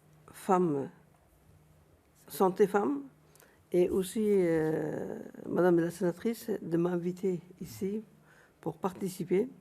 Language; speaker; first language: French; non-native, fluent; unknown